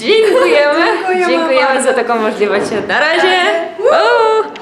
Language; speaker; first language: Polish; non-native, learner; Ukrainian